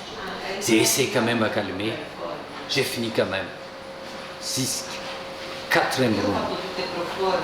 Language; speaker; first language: French; non-native, local second language; Malagasy